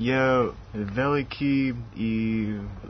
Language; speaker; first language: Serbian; non-native, learner; English